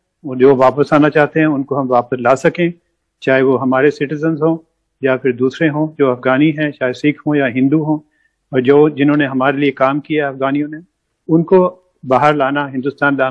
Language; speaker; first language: Hindi; native; Hindi